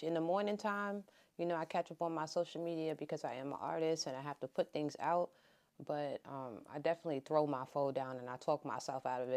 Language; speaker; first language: English; native; English